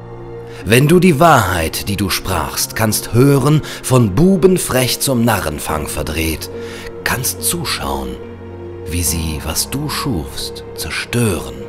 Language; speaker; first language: German; native; German